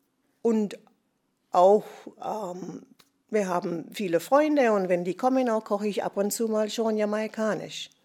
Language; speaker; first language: German; non-native, fluent; English